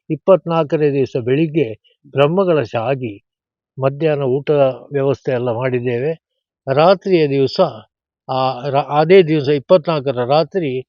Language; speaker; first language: Kannada; non-native, local second language; Tulu